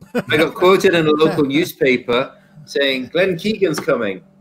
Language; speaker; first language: English; native; English